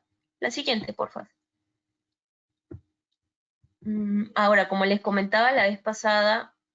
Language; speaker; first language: Spanish; native; Spanish